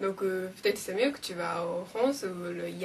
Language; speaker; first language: French; non-native, learner; Japanese